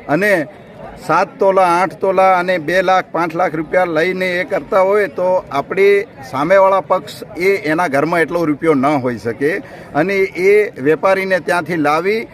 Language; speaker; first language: Gujarati; non-native, local second language; Bhili